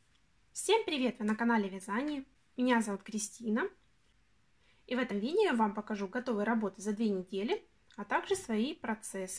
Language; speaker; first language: Russian; native; Russian